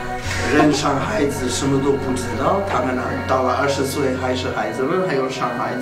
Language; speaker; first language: Chinese; non-native, learner; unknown